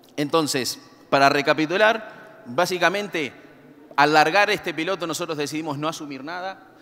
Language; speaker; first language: Spanish; native; Spanish